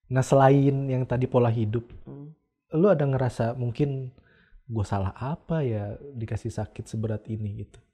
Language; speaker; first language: Indonesian; native; Indonesian